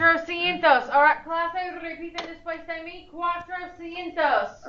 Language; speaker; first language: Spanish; non-native, fluent; English